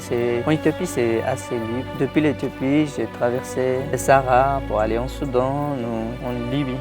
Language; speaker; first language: French; non-native, learner; Tigrinya